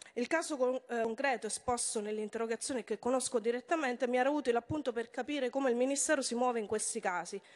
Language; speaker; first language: Italian; native; Italian